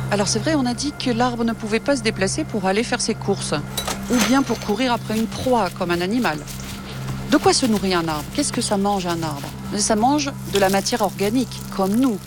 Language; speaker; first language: French; native; French